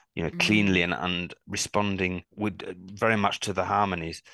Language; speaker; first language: English; native; English